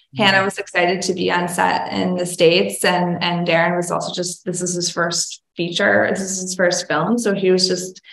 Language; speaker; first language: English; native; English